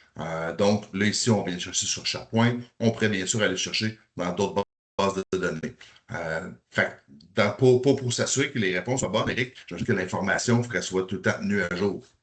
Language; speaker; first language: French; native; French